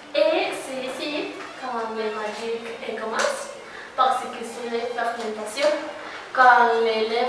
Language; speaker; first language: French; non-native, learner; Spanish